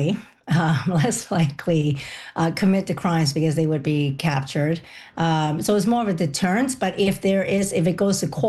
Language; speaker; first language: English; non-native, local second language; Cantonese